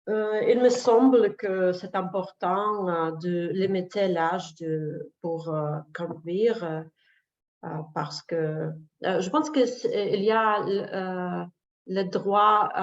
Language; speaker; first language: French; non-native, learner; Russian